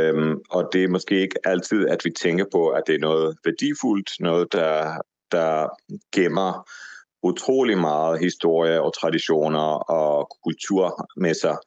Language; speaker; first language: Danish; non-native, fluent; Hebrew